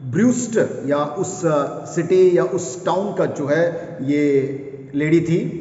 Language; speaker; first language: Hindi; non-native, local second language; Kannada